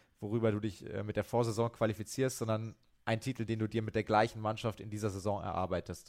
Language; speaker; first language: German; native; German